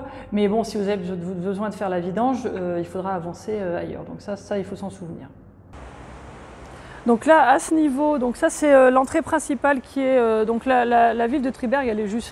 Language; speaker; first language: French; native; French